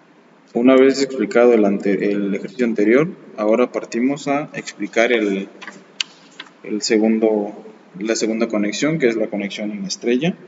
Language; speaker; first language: Spanish; native; Spanish